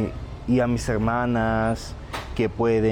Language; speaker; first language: Spanish; non-native, learner; Arabic